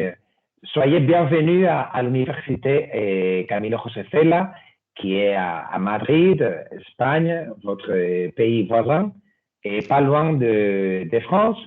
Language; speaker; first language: French; non-native, fluent; Spanish